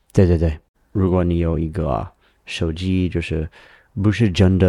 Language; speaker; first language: Chinese; non-native, learner; English